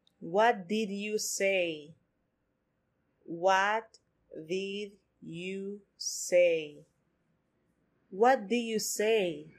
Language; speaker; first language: English; non-native, fluent; Spanish